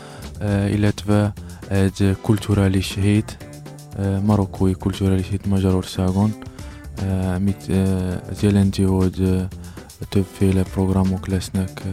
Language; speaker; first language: Hungarian; non-native, learner; Arabic